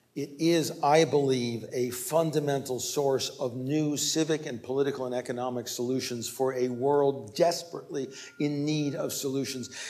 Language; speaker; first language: English; native; English